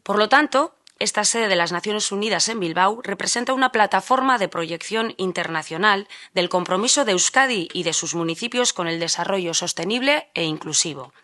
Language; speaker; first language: Spanish; native; Spanish